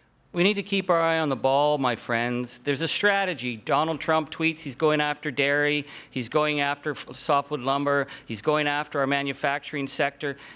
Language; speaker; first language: English; native; English